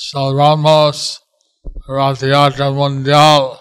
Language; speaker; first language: Spanish; non-native, learner; English